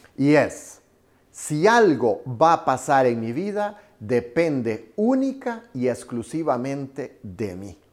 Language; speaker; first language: Spanish; native; Spanish